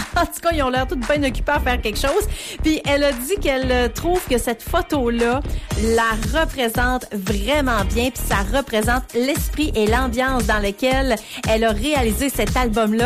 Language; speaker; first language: French; native; French